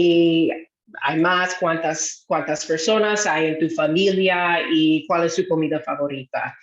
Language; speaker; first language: Spanish; non-native, fluent; English